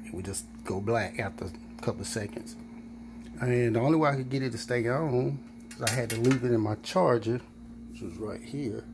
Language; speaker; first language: English; native; English